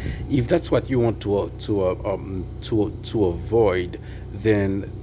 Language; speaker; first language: English; non-native, local second language; Haitian Creole